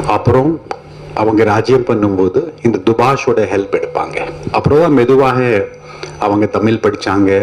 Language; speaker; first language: Tamil; non-native, fluent; Hindi